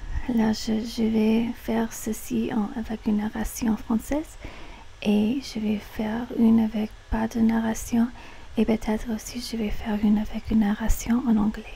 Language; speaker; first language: French; non-native, learner; English